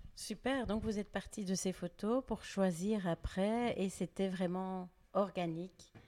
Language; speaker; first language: French; native; French